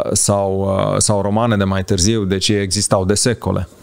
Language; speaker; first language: Romanian; native; Romanian